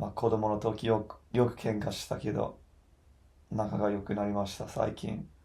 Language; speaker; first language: Japanese; non-native, learner; English